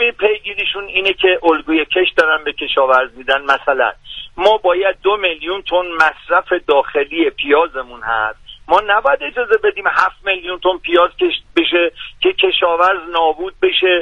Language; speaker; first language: Persian; native; Persian